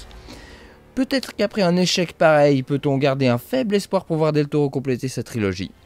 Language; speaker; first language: French; native; French